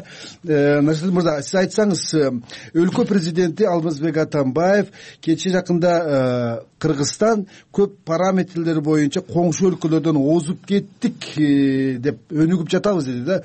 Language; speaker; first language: Kyrgyz; native; Kyrgyz